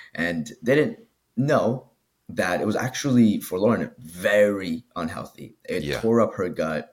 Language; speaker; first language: English; early bilingual, other home language; Spanish